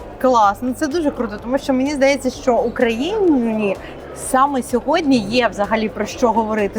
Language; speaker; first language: Ukrainian; native; Ukrainian